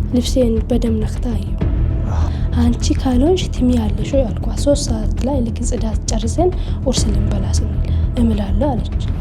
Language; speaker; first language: Amharic; non-native, local second language; Oromo